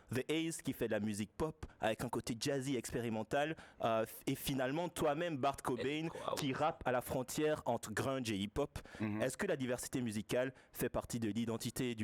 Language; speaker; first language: French; native; French